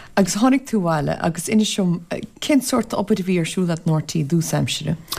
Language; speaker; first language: Irish; native; Irish